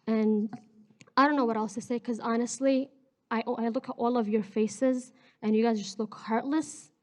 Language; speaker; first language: English; early bilingual, other home language; Arabic